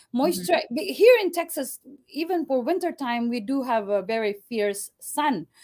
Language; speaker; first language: English; non-native, local second language; Cebuano